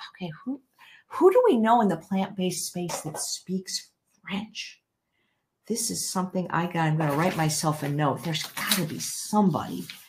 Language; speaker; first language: English; early bilingual, other home language; French